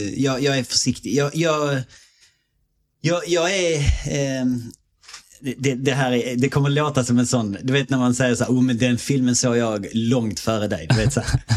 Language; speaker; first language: Swedish; native; Swedish